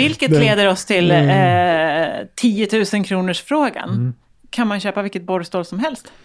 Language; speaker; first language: Swedish; native; Swedish